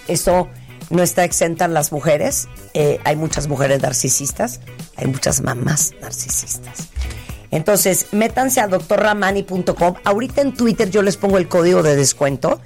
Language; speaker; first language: Spanish; early bilingual, heritage; Spanish